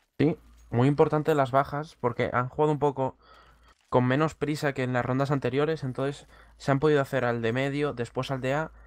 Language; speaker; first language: Spanish; native; Spanish